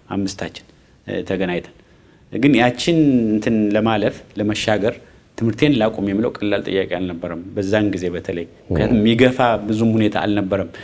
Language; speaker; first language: Amharic; native; Amharic